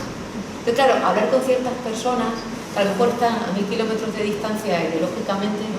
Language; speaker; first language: Spanish; native; Spanish